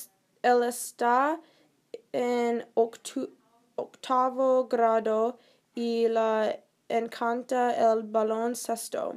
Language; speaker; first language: Spanish; non-native, learner; English